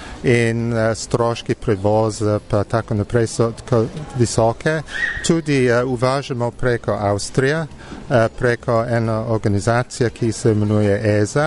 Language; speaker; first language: Slovenian; non-native, fluent; English